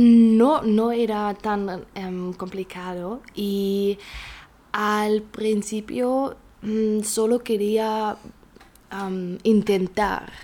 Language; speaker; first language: Spanish; non-native, learner; German